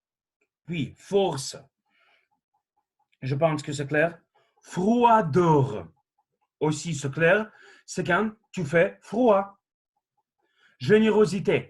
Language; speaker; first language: French; non-native, fluent; Russian